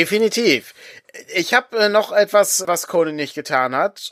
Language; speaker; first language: German; native; German